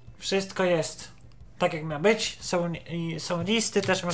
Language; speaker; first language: Polish; native; Polish